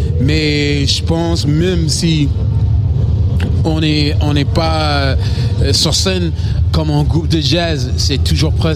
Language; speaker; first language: French; non-native, learner; English